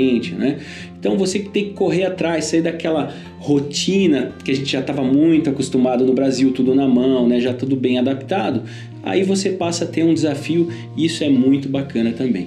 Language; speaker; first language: Portuguese; native; Portuguese